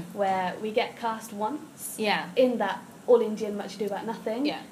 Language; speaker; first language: English; native; English